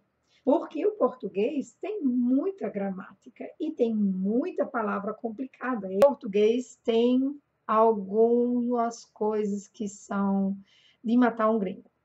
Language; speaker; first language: Portuguese; non-native, fluent; German